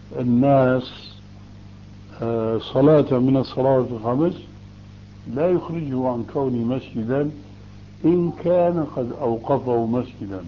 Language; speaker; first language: Arabic; early bilingual, other home language; Albanian